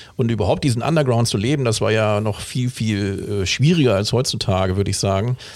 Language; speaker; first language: German; native; German